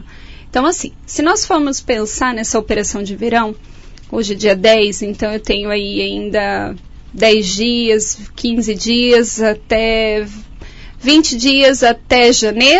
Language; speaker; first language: Portuguese; native; Portuguese